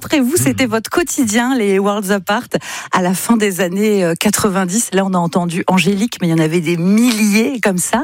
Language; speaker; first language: French; native; French